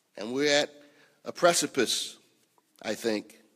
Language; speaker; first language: English; native; English